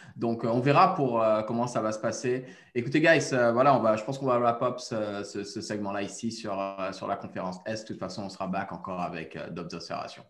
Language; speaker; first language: French; native; French